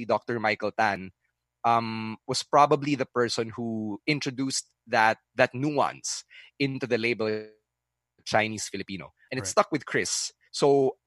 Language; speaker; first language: English; non-native, local second language; Filipino